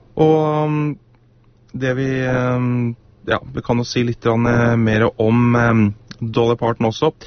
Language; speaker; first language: Norwegian; native; Norwegian